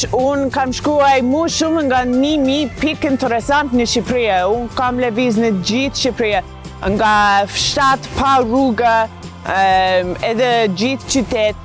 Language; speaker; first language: Albanian; non-native, learner; English